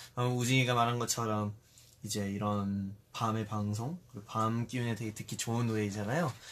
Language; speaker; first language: Korean; early bilingual, heritage; Korean